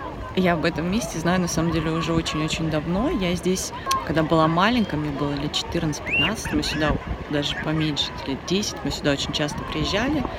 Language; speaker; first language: Russian; native; Russian